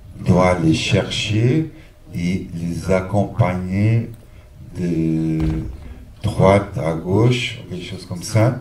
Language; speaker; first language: French; non-native, fluent; Portuguese